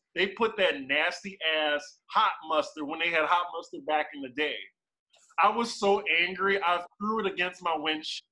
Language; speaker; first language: English; native; English